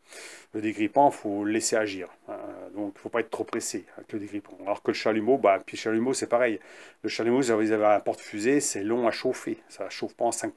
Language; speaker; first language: French; native; French